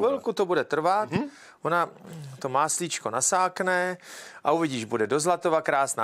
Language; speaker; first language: Czech; native; Czech